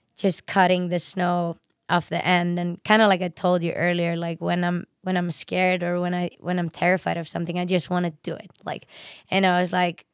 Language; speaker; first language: English; non-native, fluent; Icelandic